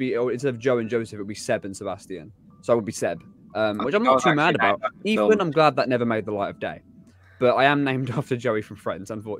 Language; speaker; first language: English; native; English